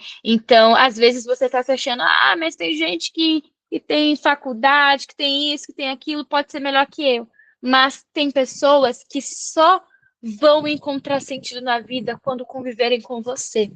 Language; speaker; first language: Portuguese; native; Portuguese